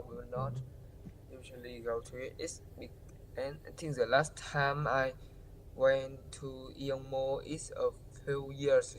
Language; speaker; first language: English; non-native, learner; Vietnamese